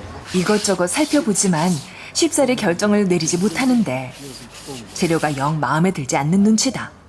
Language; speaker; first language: Korean; native; Korean